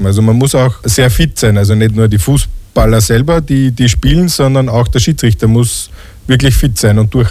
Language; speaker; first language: German; native; German